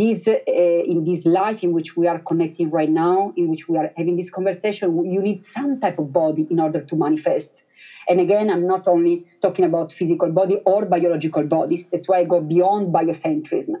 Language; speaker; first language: English; non-native, fluent; Italian